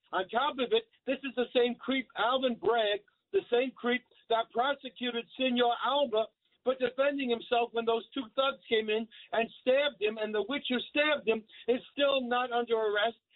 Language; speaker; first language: English; early bilingual, other home language; Italian